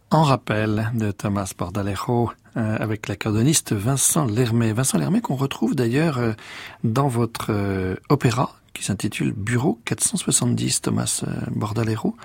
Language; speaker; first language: French; native; French